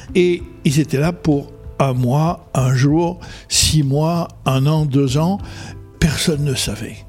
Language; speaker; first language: French; non-native, local second language; Arabic